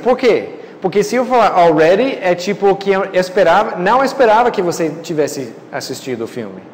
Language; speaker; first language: Portuguese; non-native, fluent; English